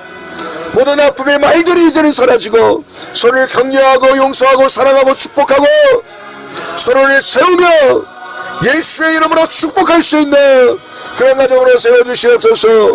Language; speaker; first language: Korean; native; Korean